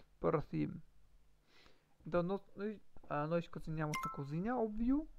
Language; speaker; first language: Portuguese; non-native, learner; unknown